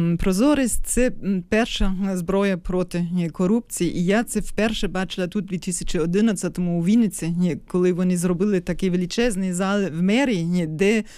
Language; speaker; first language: Ukrainian; non-native, fluent; German